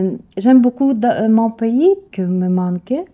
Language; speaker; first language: French; non-native, learner; Ukrainian